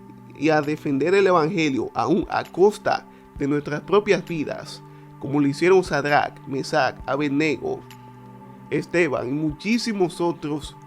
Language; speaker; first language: Spanish; native; Spanish